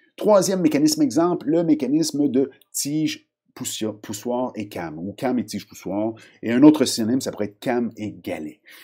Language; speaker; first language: French; native; French